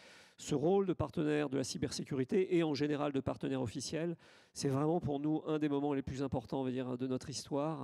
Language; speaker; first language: French; native; French